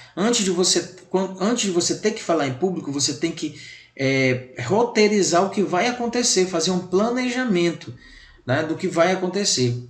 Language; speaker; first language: Portuguese; native; Portuguese